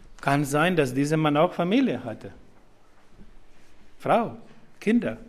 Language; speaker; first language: German; non-native, fluent; Serbian